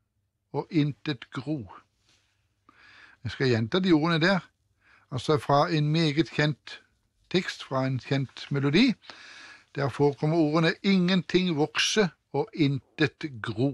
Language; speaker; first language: Norwegian; native; Norwegian